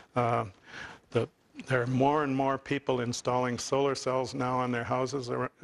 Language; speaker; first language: English; native; English